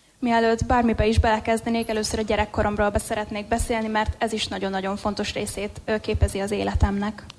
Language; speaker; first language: Hungarian; native; Hungarian